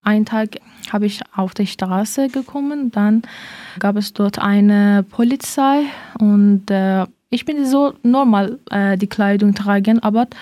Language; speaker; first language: German; non-native, learner; Persian